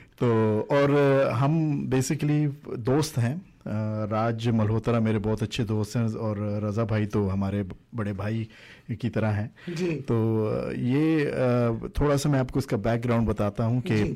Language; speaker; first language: Hindi; early bilingual, heritage; Urdu